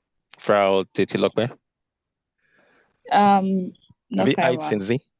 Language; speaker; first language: German; non-native, learner; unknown